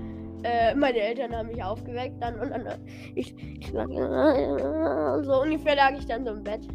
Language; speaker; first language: German; native; German